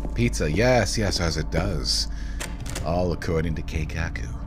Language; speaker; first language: English; native; English